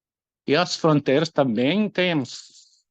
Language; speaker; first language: Portuguese; non-native, fluent; Arabic